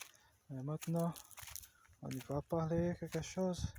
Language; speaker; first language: French; non-native, learner; Portuguese